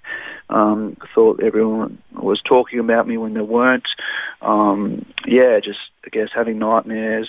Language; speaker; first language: English; native; English